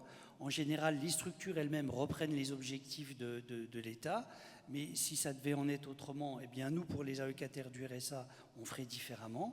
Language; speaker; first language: French; native; French